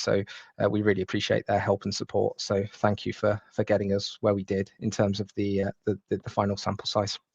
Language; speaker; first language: English; native; English